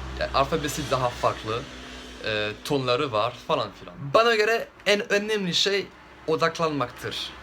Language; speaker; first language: Turkish; non-native, fluent; French